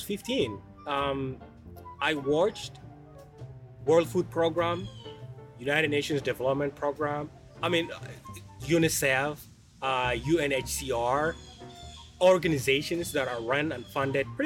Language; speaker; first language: English; non-native, fluent; Somali